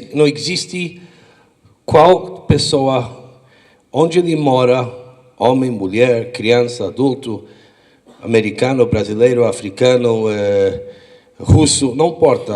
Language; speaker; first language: Portuguese; non-native, fluent; English